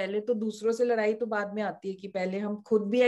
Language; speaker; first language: Hindi; native; Hindi